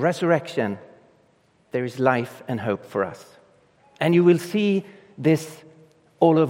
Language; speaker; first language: English; non-native, fluent; Swedish